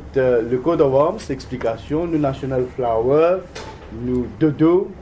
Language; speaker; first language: French; non-native, local second language; Morisyen